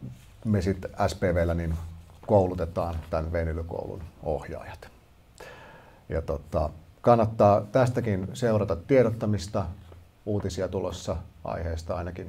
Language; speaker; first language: Finnish; native; Finnish